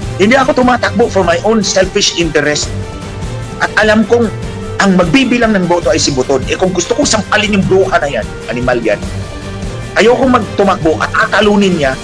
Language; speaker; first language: Filipino; non-native, local second language; Waray